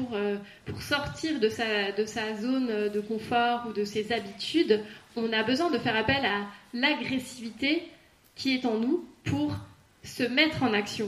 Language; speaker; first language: French; native; French